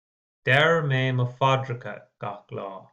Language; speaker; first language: Irish; non-native, learner; English